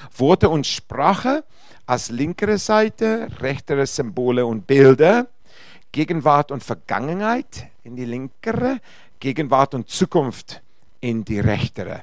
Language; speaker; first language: German; non-native, fluent; Afrikaans